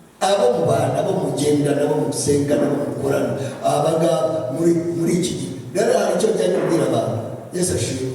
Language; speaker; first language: Kinyarwanda; early bilingual, heritage; Kinyarwanda